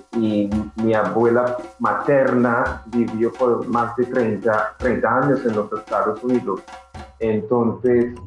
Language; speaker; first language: Spanish; non-native, fluent; English